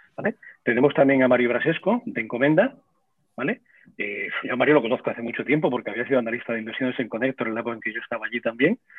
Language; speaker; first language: Spanish; native; Spanish